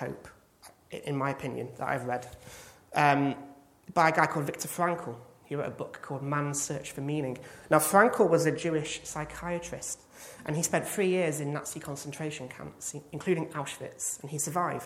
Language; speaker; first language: English; native; English